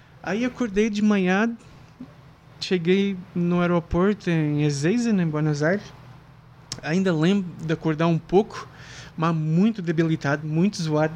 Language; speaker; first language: Portuguese; native; Portuguese